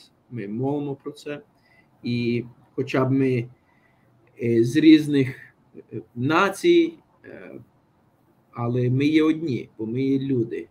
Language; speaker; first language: Ukrainian; early bilingual, heritage; Ukrainian